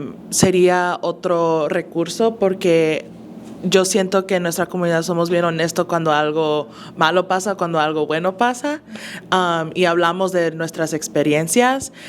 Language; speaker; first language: Spanish; early bilingual, other home language; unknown